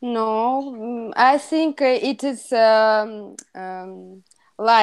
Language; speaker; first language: English; non-native, learner; Russian